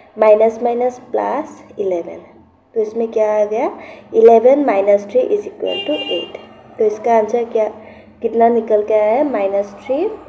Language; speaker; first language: Hindi; non-native, local second language; Assamese